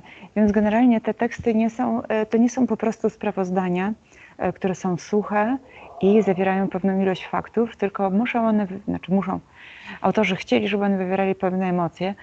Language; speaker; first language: Polish; non-native, fluent; Belarusian